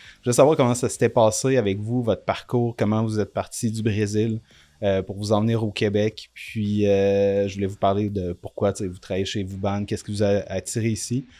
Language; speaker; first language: French; native; French